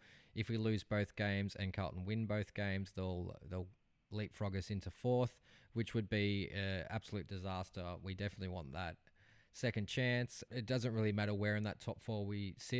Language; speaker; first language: English; native; English